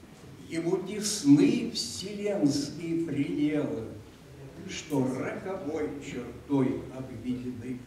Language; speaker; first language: Russian; native; Russian